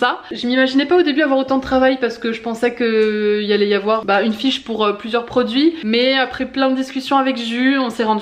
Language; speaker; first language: French; native; French